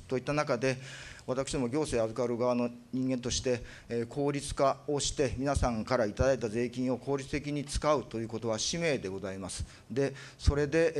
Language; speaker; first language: Japanese; native; Japanese